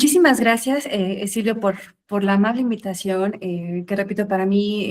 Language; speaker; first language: Spanish; native; Spanish